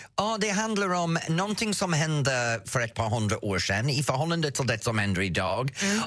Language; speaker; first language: Swedish; non-native, fluent; English